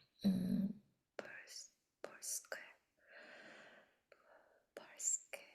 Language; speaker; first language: French; non-native, learner; Spanish